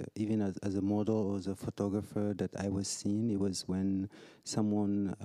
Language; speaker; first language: English; non-native, fluent; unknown